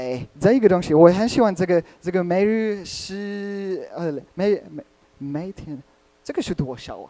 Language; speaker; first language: Chinese; non-native, learner; Hungarian